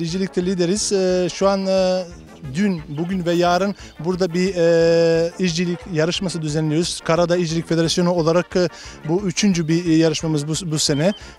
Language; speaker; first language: Turkish; non-native, fluent; Bosnian